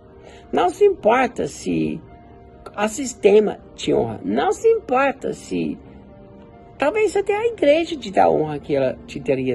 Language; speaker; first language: Portuguese; non-native, fluent; German